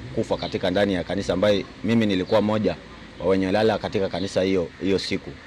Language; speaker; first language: Swahili; non-native, local second language; Luo (Kenya and Tanzania)